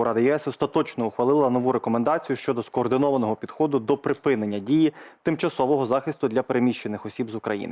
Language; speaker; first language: Ukrainian; native; Ukrainian